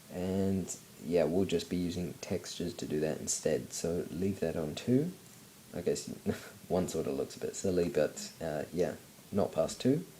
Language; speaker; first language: English; native; English